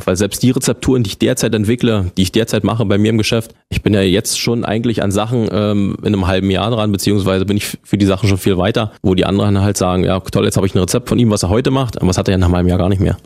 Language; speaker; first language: German; native; German